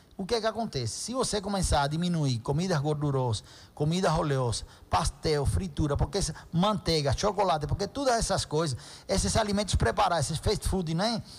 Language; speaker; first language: Portuguese; non-native, fluent; Spanish